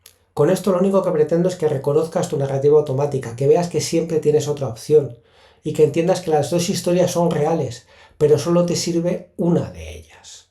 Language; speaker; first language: Spanish; native; Spanish